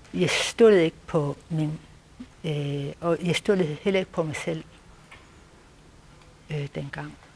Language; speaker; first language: Danish; non-native, local second language; Kalaallisut